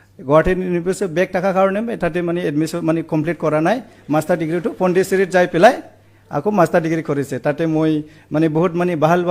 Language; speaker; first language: Assamese; non-native, local second language; Bodo